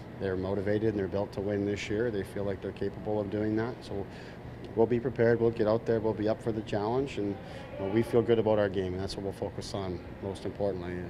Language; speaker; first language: English; native; English